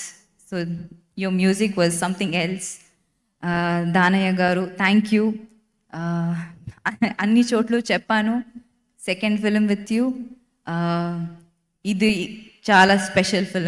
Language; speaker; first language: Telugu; non-native, learner; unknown